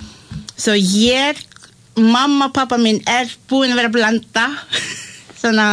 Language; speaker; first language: Icelandic; non-native, fluent; English